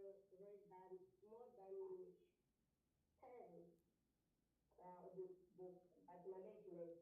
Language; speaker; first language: English; non-native, learner; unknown